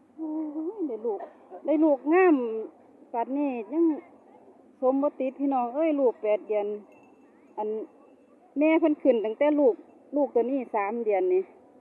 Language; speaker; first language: Thai; native; Thai